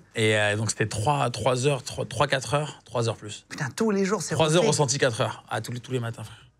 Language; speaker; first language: French; native; French